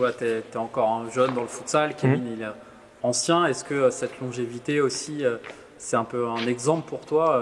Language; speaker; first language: French; native; French